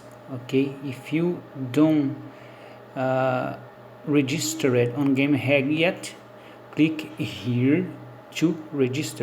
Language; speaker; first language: English; non-native, learner; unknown